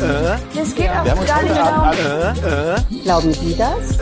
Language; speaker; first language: German; native; German